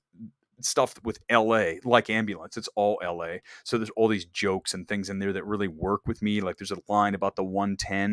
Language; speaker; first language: English; native; English